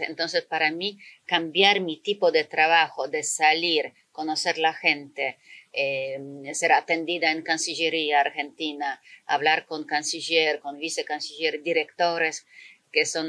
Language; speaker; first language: Spanish; non-native, fluent; Polish